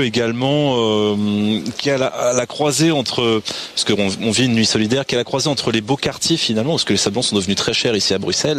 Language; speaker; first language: French; native; French